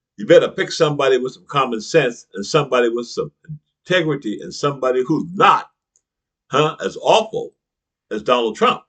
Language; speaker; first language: English; native; English